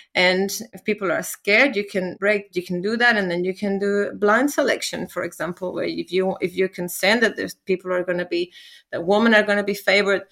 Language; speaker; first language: English; non-native, fluent; Spanish